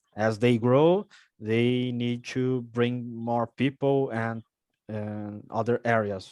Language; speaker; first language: English; non-native, learner; Portuguese